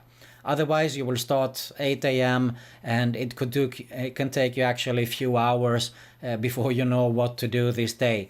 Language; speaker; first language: English; non-native, fluent; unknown